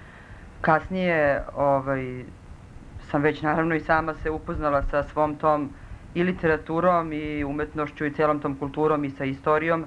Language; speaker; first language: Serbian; early bilingual, other home language; Russian